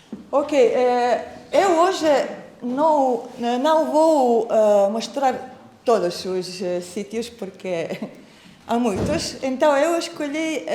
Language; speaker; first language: Portuguese; non-native, fluent; Croatian